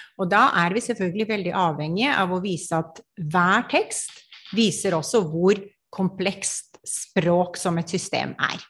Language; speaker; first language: Norwegian; non-native, fluent; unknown